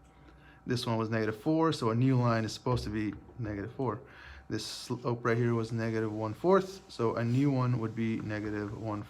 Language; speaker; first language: English; native; English